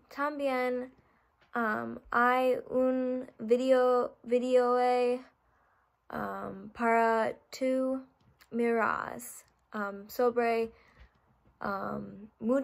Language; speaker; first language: Spanish; non-native, learner; English